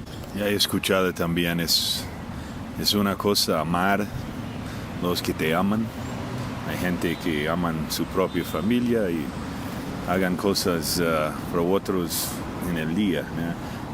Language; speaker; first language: Spanish; non-native, fluent; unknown